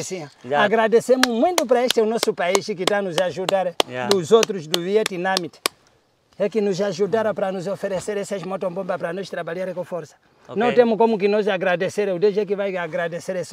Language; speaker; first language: Portuguese; non-native, local second language; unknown